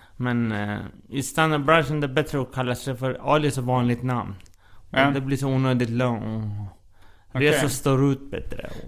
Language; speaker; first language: Swedish; early bilingual, other home language; Persian